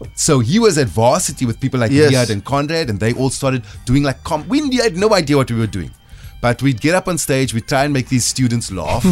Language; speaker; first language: English; native; English